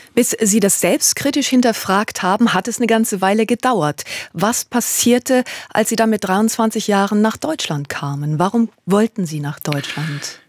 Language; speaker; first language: German; native; German